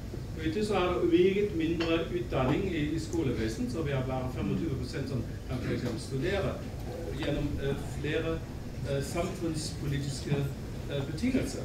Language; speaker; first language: Norwegian; non-native, fluent; German